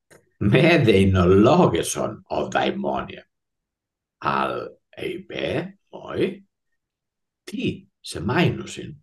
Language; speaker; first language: Greek; non-native, fluent; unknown